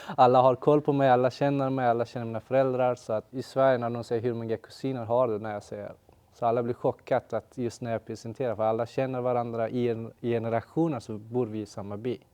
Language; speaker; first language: Swedish; non-native, fluent; Persian